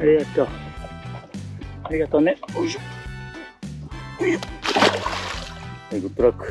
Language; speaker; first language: Japanese; native; Japanese